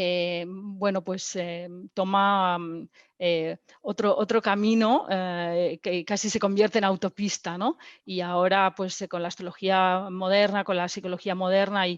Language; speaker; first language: Spanish; native; Spanish